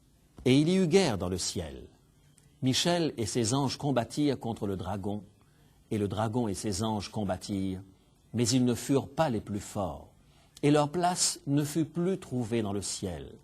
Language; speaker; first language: French; native; French